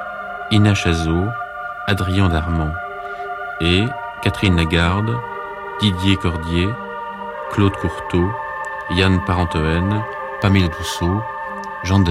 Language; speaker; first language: French; native; French